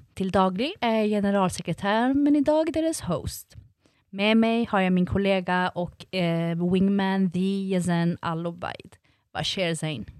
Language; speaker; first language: Norwegian; non-native, fluent; Swedish